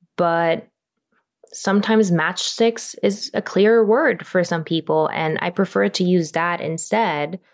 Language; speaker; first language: English; non-native, fluent; Romanian